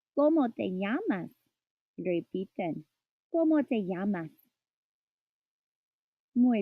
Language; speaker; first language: Spanish; non-native, learner; English